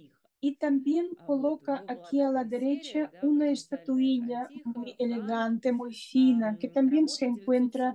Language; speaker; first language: Spanish; non-native, fluent; Russian